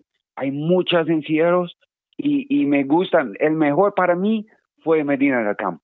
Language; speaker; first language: Spanish; non-native, learner; English